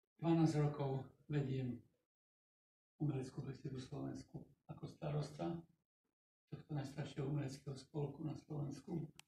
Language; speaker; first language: Slovak; non-native, local second language; Rusyn